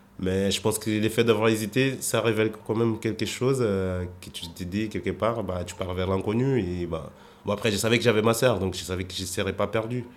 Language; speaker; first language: French; non-native, fluent; Portuguese